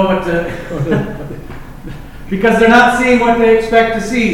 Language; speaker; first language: English; native; English